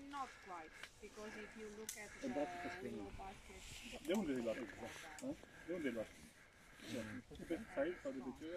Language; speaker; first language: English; non-native, learner; Romanian